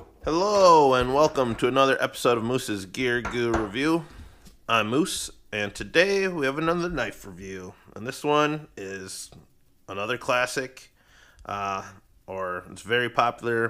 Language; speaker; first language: English; native; English